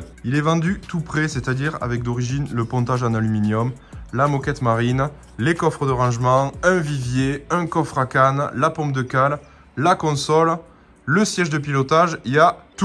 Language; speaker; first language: French; native; French